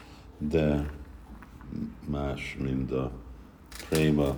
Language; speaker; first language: Hungarian; early bilingual, heritage; Hungarian